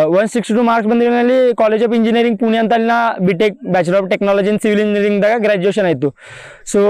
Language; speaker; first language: Kannada; non-native, local second language; Marathi